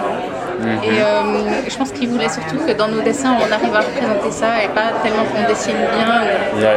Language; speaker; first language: French; native; French